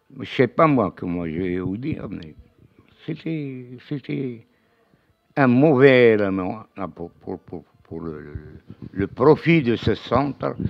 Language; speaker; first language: French; non-native, local second language; Arabic